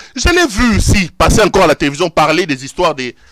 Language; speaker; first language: French; non-native, local second language; Lingala